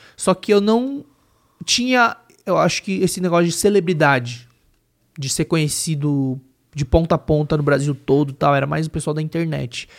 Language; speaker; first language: Portuguese; native; Portuguese